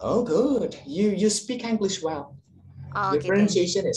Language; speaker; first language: English; non-native, learner; Indonesian